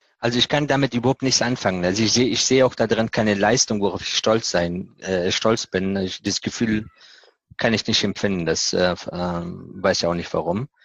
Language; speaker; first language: German; non-native, fluent; Persian